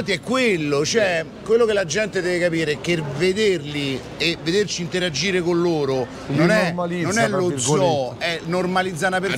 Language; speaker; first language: Italian; native; Italian